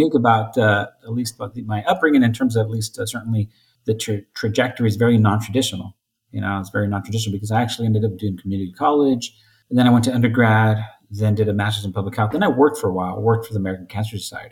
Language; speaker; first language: English; native; English